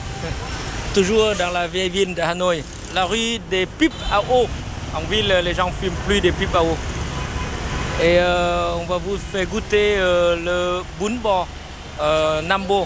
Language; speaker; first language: French; non-native, fluent; Vietnamese